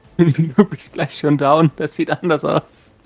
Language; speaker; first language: German; native; German